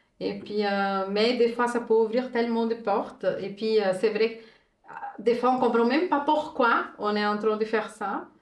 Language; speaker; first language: French; non-native, fluent; Portuguese